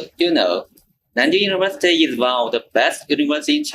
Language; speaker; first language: English; non-native, learner; Chinese